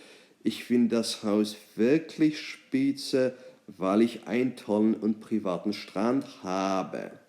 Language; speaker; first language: German; non-native, fluent; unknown